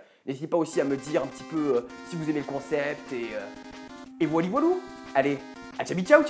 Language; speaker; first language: French; native; French